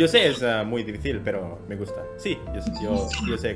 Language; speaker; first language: Spanish; non-native, learner; Indonesian